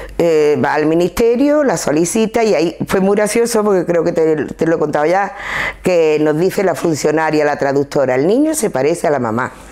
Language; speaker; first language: Spanish; native; Spanish